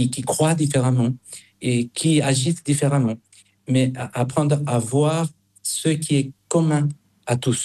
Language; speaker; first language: French; non-native, fluent; Spanish